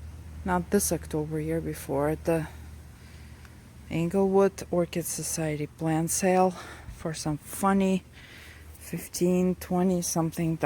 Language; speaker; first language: English; non-native, fluent; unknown